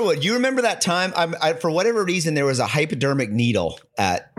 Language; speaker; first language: English; native; English